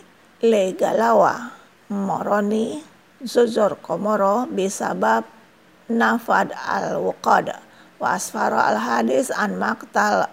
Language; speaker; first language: Arabic; non-native, fluent; Indonesian